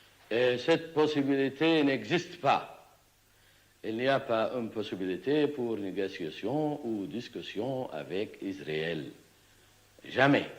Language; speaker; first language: French; non-native, learner; Arabic